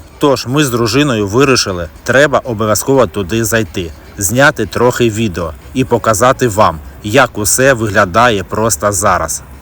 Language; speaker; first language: Ukrainian; native; Ukrainian